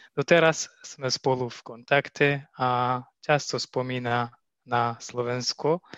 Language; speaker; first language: Slovak; non-native, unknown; Tigrinya